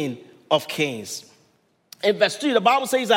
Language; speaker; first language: English; non-native, local second language; Akan